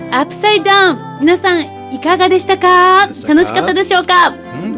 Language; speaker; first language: Japanese; native; Japanese